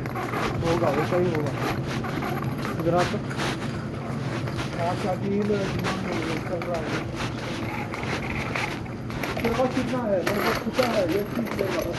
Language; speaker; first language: Hindi; non-native, local second language; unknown